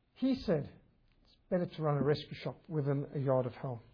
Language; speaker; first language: English; native; English